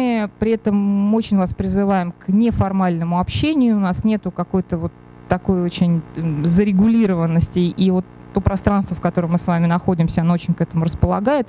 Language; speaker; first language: Russian; native; Russian